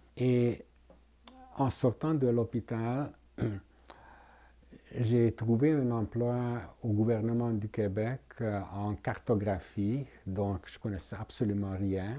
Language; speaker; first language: French; non-native, fluent; Hungarian